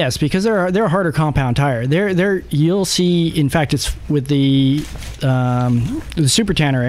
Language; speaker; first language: English; native; English